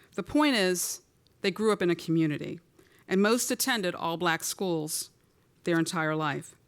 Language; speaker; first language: English; native; English